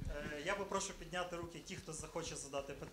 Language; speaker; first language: Ukrainian; native; Ukrainian